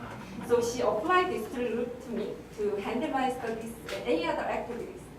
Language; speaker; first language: English; non-native, learner; Korean